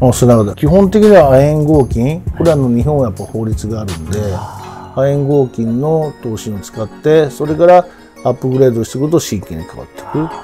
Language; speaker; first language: Japanese; native; Japanese